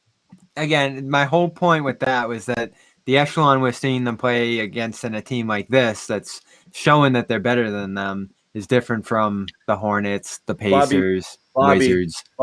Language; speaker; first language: English; native; English